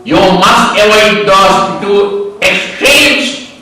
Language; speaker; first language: English; non-native, local second language; Sinhala